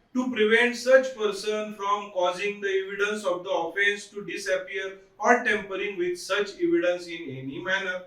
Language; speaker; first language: English; non-native, local second language; Marathi